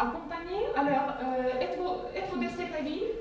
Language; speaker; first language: French; non-native, fluent; Russian